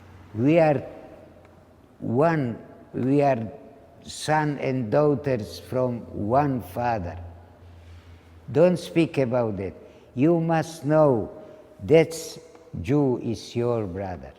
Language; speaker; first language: English; non-native, learner; Ladino